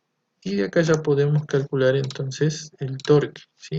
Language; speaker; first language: Spanish; native; Spanish